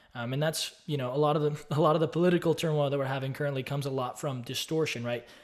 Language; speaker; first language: English; native; English